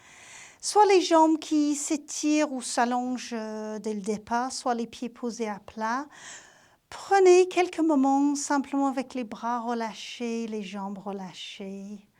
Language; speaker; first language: French; native; French